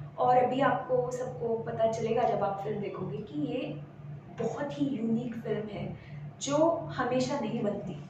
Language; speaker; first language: Hindi; non-native, local second language; Marathi